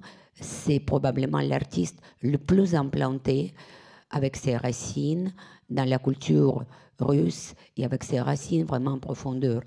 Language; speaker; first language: French; non-native, fluent; Russian